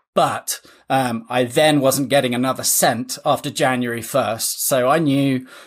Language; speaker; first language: English; native; English